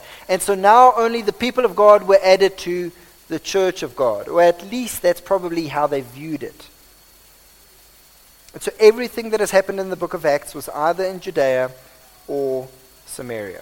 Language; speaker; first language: English; non-native, local second language; Afrikaans